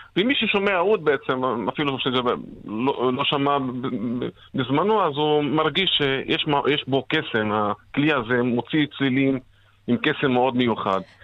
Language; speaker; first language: Hebrew; non-native, local second language; Arabic